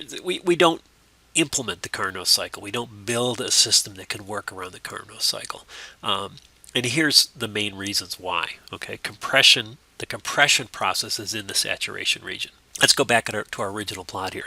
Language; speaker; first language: English; native; English